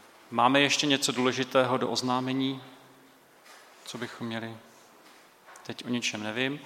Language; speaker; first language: Czech; native; Czech